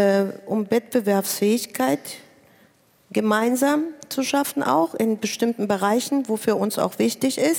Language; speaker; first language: German; non-native, fluent; Spanish